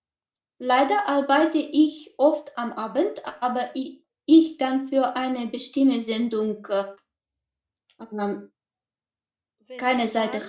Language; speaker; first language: German; non-native, learner; Macedonian